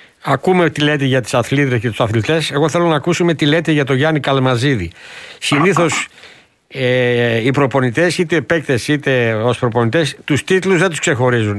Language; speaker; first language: Greek; native; Greek